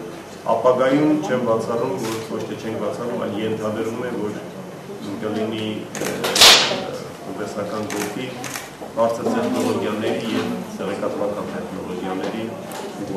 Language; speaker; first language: Armenian; native; Armenian